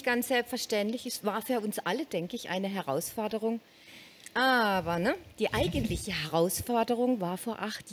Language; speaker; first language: German; native; German